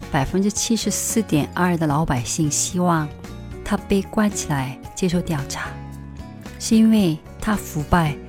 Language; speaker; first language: Chinese; non-native, fluent; Korean